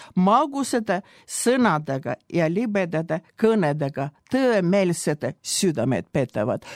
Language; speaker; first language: Estonian; non-native, local second language; Russian